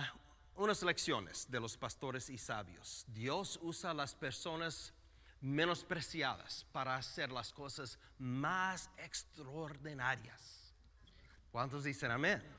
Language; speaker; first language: Spanish; non-native, fluent; English